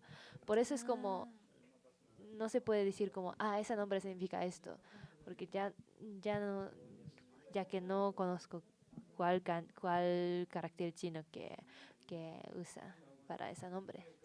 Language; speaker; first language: Spanish; non-native, learner; Japanese